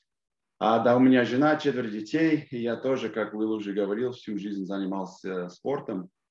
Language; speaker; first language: Russian; non-native, fluent; English